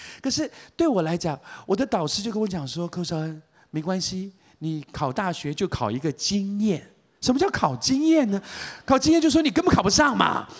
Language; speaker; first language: Chinese; native; Chinese